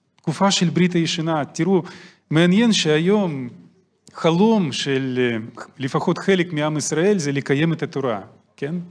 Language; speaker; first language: Hebrew; non-native, fluent; Russian